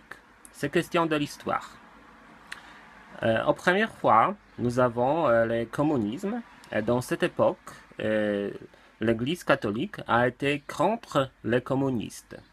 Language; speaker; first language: French; non-native, learner; Polish